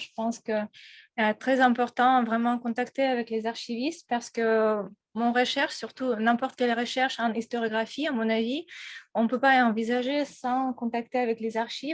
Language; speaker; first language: French; non-native, fluent; Russian